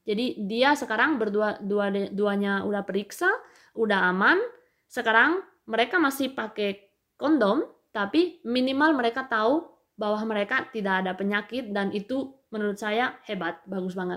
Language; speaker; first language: Indonesian; non-native, fluent; Spanish